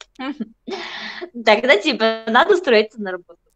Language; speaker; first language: Russian; non-native, fluent; Turkish